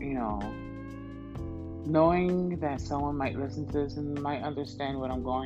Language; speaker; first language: English; native; English